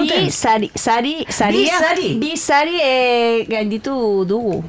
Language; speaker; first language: Basque; non-native, local second language; Spanish